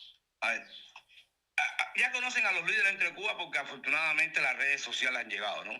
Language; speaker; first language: Spanish; native; Spanish